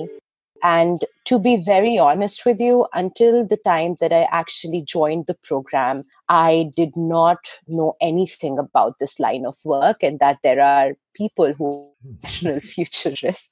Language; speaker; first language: English; non-native, local second language; Hindi